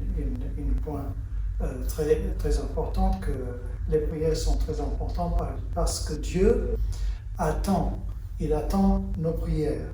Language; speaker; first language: French; early bilingual, heritage; French